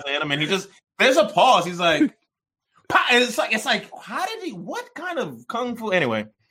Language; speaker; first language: English; early bilingual, other home language; Yoruba